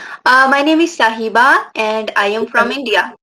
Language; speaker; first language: English; non-native, learner; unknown